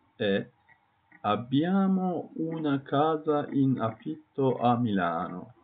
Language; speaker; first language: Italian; non-native, learner; Turkish